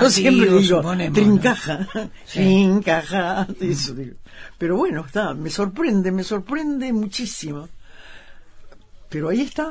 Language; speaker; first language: Spanish; native; Spanish